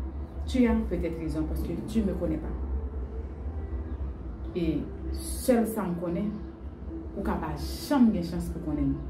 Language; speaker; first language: French; non-native, learner; Haitian Creole